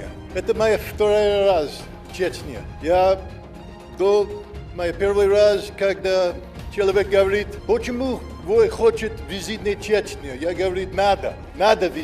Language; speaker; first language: Russian; non-native, learner; English